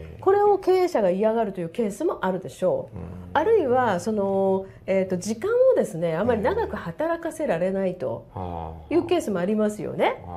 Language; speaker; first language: Japanese; native; Japanese